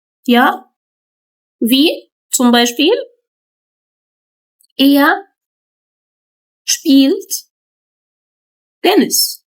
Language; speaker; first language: German; non-native, learner; Arabic